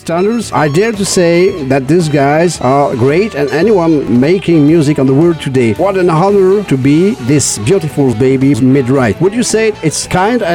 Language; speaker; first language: English; non-native, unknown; French